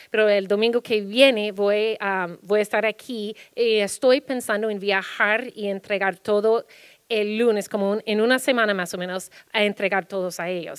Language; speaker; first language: Spanish; early bilingual, heritage; Spanish